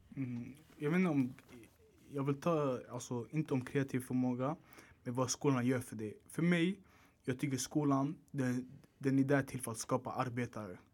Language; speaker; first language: Swedish; early bilingual, other home language; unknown